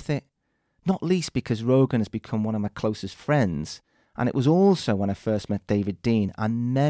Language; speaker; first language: English; native; English